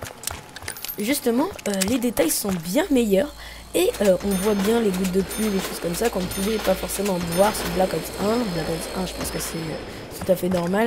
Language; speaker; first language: French; native; French